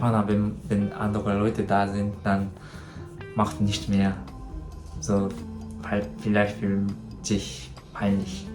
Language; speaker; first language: German; non-native, learner; Japanese